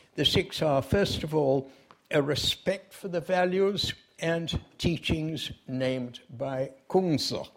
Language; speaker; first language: English; native; English